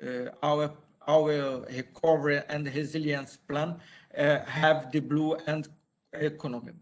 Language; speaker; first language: English; non-native, learner; Portuguese